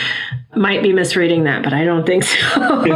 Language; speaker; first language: English; native; English